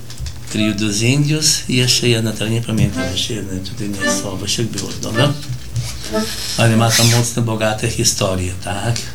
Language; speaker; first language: Polish; early bilingual, heritage; Polish